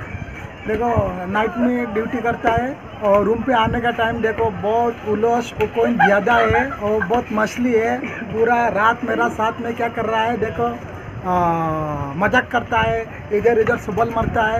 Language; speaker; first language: Hindi; non-native, local second language; Bangla